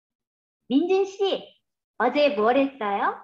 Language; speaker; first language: Korean; non-native, learner; Vietnamese